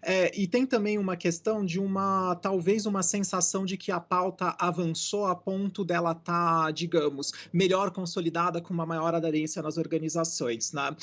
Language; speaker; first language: Portuguese; native; Portuguese